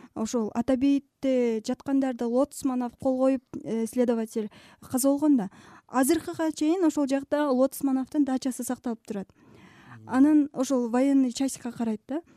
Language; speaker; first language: Kyrgyz; native; Kyrgyz